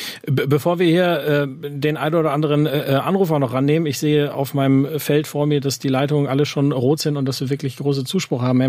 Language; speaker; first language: German; native; German